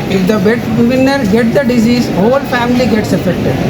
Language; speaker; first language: English; non-native, local second language; Telugu